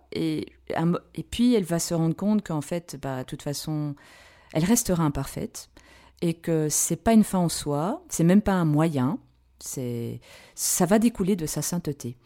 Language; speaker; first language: French; native; French